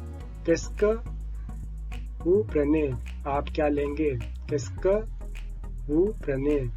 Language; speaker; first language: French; non-native, learner; Hindi